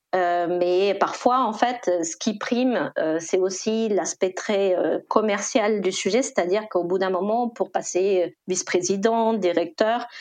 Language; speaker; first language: French; non-native, fluent; Spanish